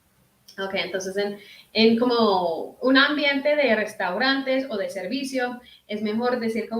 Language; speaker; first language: Spanish; early bilingual, heritage; Spanish